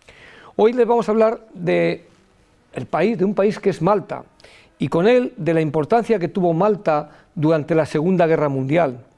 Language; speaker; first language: Spanish; native; Spanish